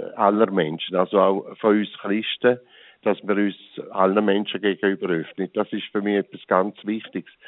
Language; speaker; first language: German; native; German